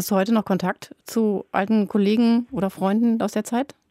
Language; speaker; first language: German; native; German